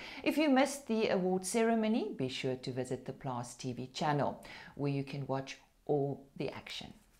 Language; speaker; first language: English; non-native, local second language; Afrikaans